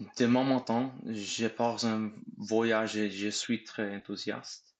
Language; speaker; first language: French; non-native, learner; English